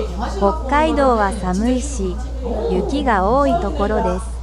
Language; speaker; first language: Japanese; non-native, learner; Korean